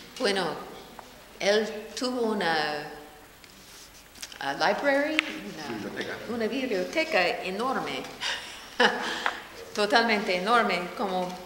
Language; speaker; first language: Spanish; non-native, fluent; English